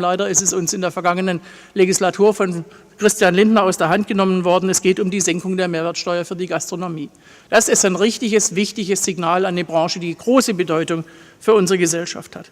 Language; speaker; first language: German; native; German